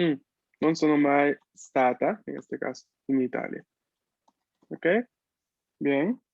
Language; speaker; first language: Italian; non-native, fluent; Spanish